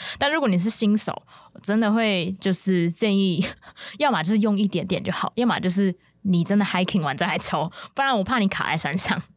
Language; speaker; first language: Chinese; native; Chinese